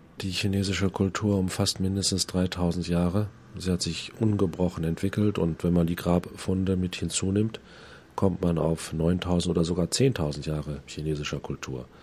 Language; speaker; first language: German; native; German